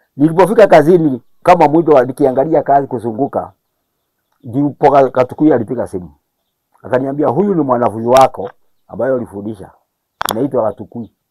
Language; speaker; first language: Swahili; non-native, local second language; Kikuyu